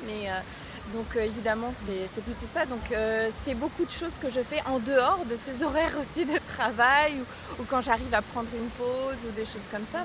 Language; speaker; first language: French; native; French